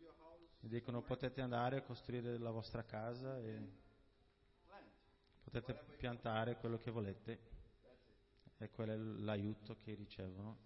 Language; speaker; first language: Italian; non-native, fluent; Portuguese